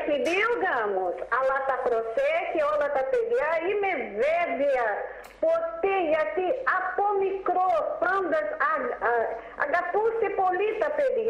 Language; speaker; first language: Greek; non-native, fluent; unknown